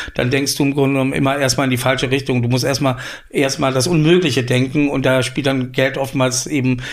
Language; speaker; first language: German; native; German